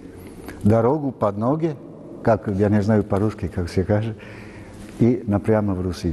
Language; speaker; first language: Russian; non-native, learner; Serbian